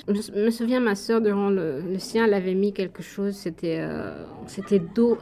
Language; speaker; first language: French; non-native, local second language; Arabic